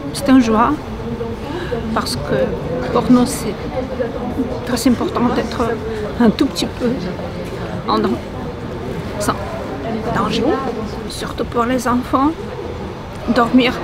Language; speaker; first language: French; non-native, fluent; Russian